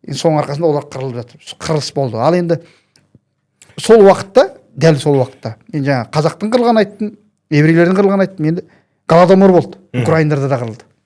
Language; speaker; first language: Kazakh; native; Kazakh